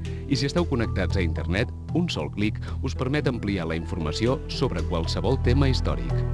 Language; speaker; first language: Catalan; native; Catalan